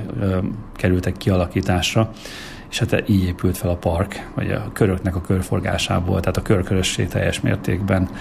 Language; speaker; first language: Hungarian; native; Hungarian